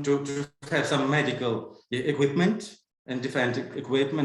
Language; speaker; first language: English; non-native, learner; Ukrainian